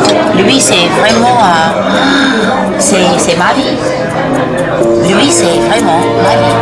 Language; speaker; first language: French; non-native, learner; English